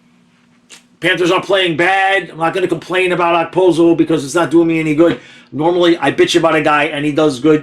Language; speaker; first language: English; native; English